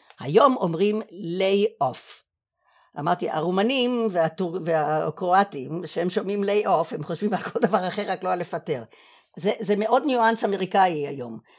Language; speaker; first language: Hebrew; native; Hebrew